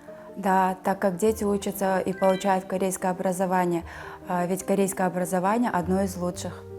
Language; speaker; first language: Russian; non-native, local second language; Kazakh